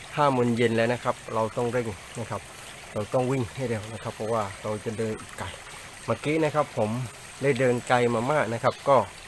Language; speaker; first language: Thai; non-native, local second language; Pattani Malay